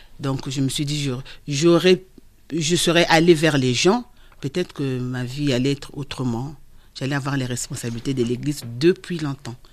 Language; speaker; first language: French; non-native, local second language; Lingala